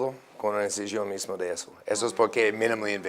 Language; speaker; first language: Spanish; non-native, learner; English